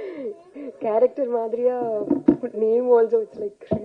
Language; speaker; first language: Tamil; non-native, learner; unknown